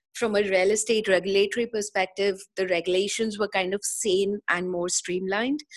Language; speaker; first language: English; non-native, local second language; Hindi